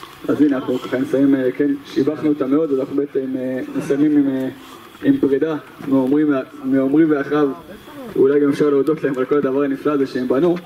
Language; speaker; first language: Hebrew; native; Hebrew